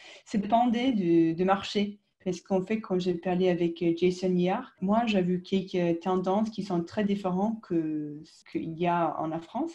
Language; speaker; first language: French; non-native, fluent; English